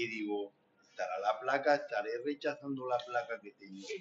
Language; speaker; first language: Spanish; native; Spanish